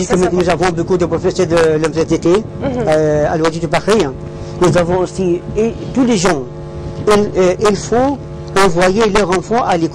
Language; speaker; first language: French; non-native, learner; Arabic